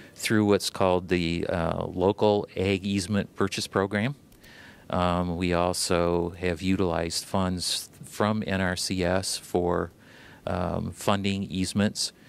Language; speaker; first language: English; native; English